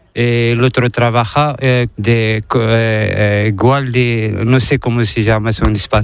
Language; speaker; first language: Spanish; non-native, learner; Arabic